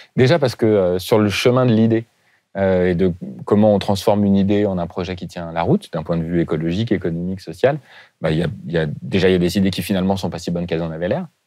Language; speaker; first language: French; native; French